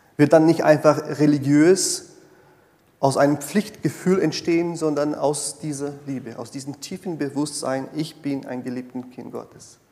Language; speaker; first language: German; non-native, fluent; Portuguese